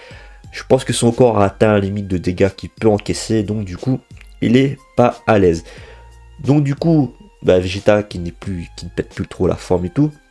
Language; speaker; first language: French; native; French